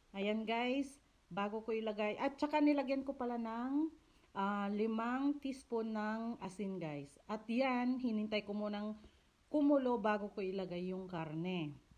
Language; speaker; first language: Filipino; native; Filipino